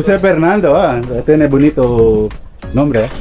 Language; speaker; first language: Spanish; non-native, learner; Filipino